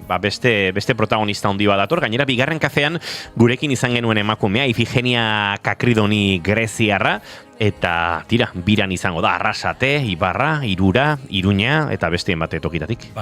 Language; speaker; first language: Basque; native; Basque